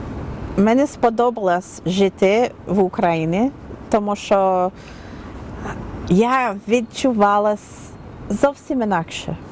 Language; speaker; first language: Ukrainian; non-native, learner; English